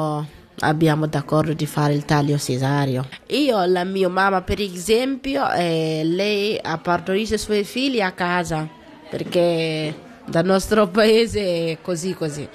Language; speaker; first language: Italian; non-native, learner; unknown